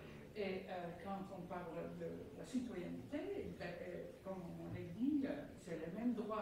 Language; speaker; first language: French; non-native, fluent; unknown